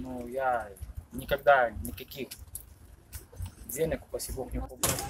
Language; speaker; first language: Russian; native; Russian